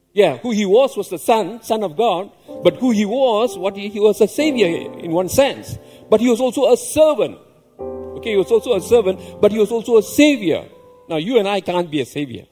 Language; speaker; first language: English; non-native, local second language; Tamil